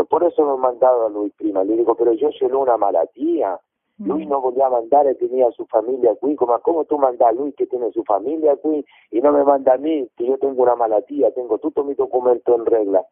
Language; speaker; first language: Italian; non-native, learner; Spanish